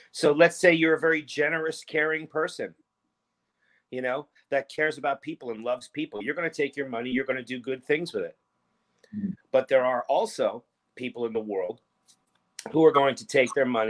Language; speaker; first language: English; native; English